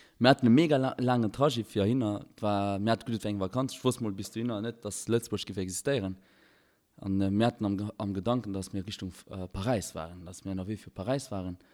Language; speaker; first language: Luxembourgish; early bilingual, other home language; Albanian